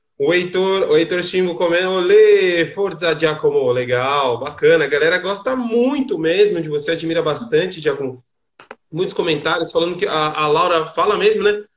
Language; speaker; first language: Portuguese; native; Portuguese